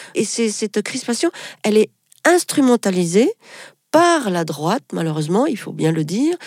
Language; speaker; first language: French; non-native, local second language; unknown